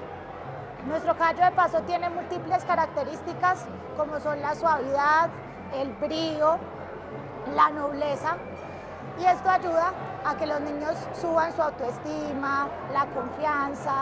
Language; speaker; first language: Spanish; native; Spanish